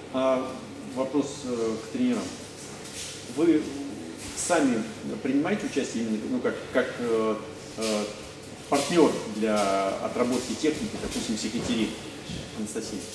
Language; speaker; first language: Russian; native; Russian